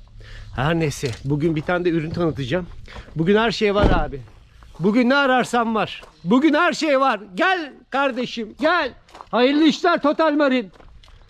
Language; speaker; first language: Turkish; native; Turkish